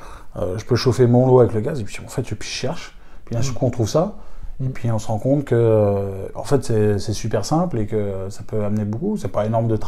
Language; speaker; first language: French; native; French